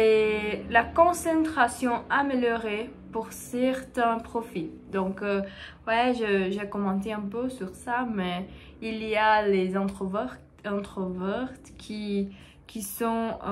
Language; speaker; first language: French; non-native, learner; Portuguese